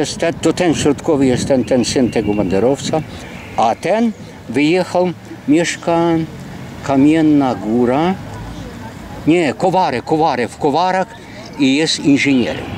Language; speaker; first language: Polish; early bilingual, heritage; Polish